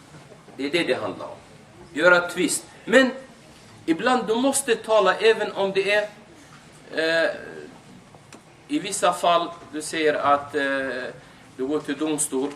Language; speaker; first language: Swedish; non-native, fluent; Arabic